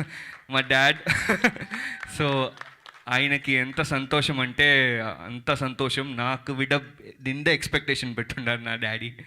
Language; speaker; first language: Telugu; early bilingual, heritage; Telugu